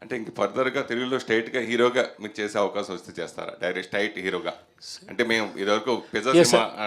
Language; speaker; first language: Telugu; native; Telugu